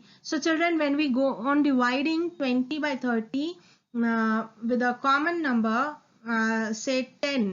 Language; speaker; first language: English; non-native, local second language; Hindi